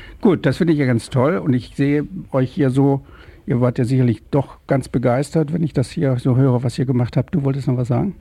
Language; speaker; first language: German; native; German